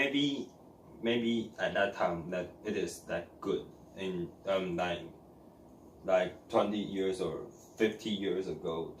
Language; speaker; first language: English; non-native, learner; Chinese